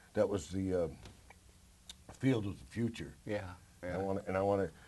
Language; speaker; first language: English; native; English